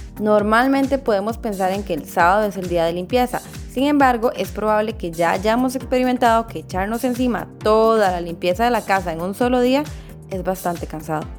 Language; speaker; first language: Spanish; native; Spanish